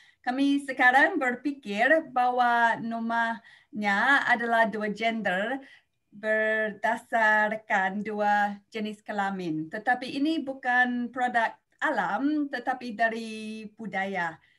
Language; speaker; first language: Indonesian; non-native, fluent; English